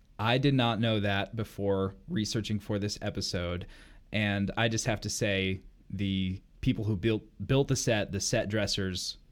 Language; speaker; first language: English; native; English